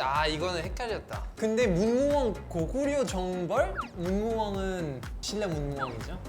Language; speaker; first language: Korean; non-native, fluent; French